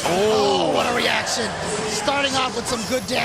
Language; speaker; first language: English; native; English